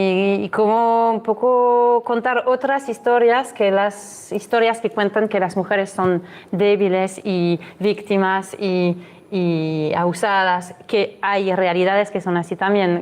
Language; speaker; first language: Spanish; non-native, fluent; French